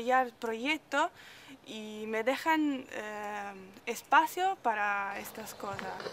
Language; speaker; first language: Spanish; non-native, fluent; Italian